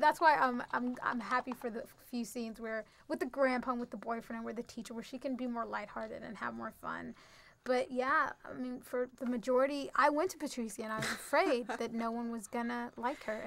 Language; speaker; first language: English; early bilingual, other home language; Spanish